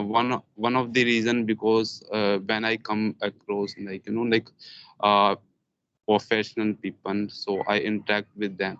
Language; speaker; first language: English; non-native, learner; Hindi